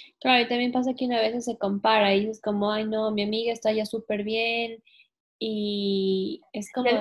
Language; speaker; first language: Spanish; native; Spanish